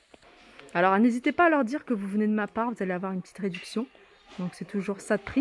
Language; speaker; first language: French; native; French